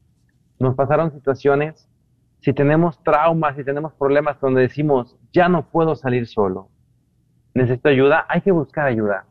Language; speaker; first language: Spanish; native; Spanish